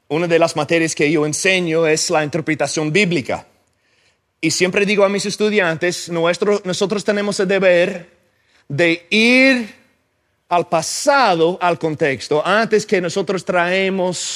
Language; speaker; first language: Spanish; non-native, fluent; English